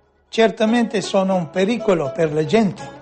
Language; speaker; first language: Italian; non-native, fluent; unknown